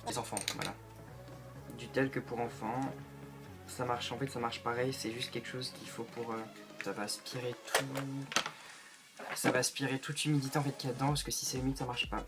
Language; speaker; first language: French; native; French